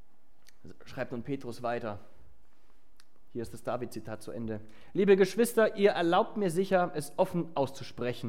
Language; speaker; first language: German; native; German